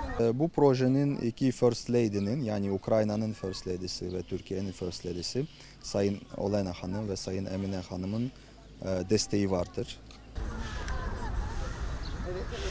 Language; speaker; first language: Turkish; non-native, fluent; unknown